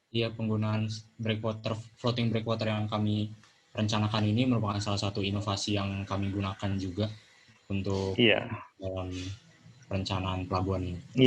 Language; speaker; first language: Indonesian; native; Indonesian